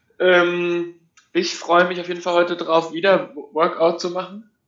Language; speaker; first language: German; native; German